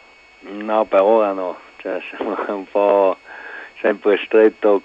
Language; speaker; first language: Italian; non-native, local second language; German